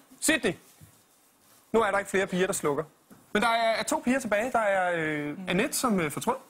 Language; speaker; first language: Danish; native; Danish